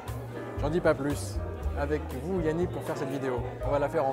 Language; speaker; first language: French; native; French